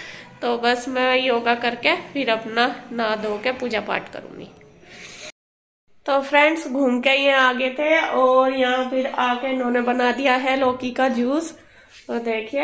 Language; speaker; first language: Hindi; native; Hindi